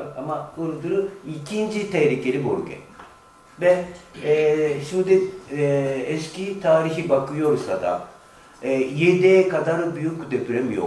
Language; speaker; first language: Turkish; non-native, fluent; Japanese